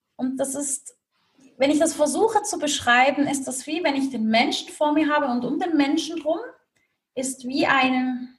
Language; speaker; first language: German; native; German